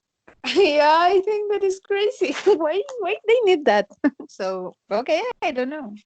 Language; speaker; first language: English; non-native, learner; Spanish